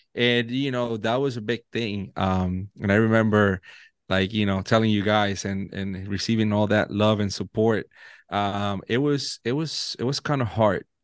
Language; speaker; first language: English; non-native, fluent; Spanish